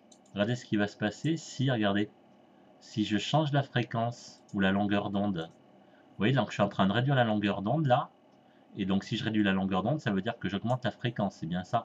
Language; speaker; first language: French; native; French